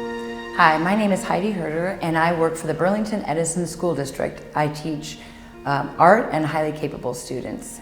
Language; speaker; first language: English; native; English